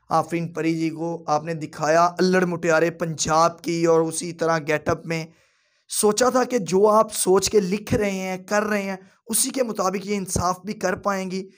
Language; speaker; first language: Urdu; non-native, local second language; Punjabi